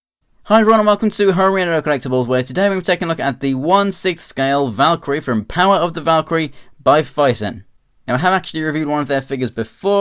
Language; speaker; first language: English; native; English